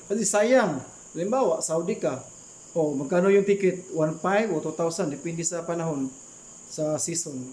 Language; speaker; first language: Filipino; non-native, local second language; Cebuano